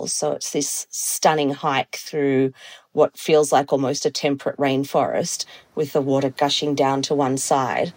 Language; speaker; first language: English; native; English